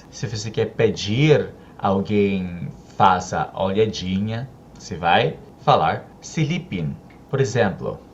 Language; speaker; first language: Portuguese; non-native, learner; Filipino